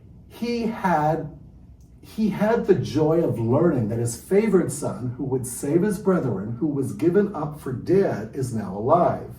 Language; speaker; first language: English; native; English